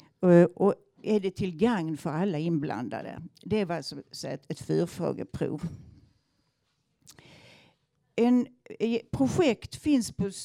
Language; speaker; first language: Swedish; native; Swedish